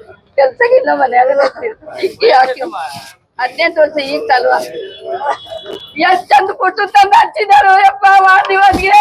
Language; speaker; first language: Kannada; native; Kannada